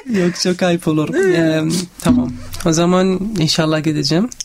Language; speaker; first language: Turkish; non-native, learner; Arabic